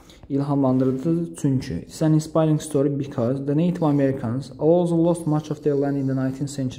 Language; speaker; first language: English; non-native, fluent; Azerbaijani